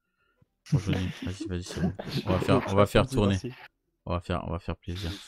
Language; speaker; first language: French; native; French